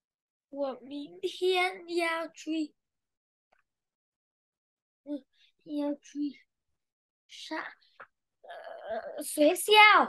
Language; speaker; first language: Chinese; non-native, learner; Vietnamese